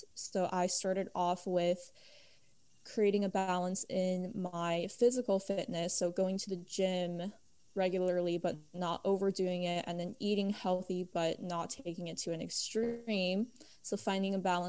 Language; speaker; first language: English; early bilingual, other home language; Chinese